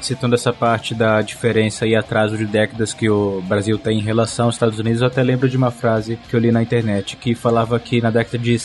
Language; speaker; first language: Portuguese; native; Portuguese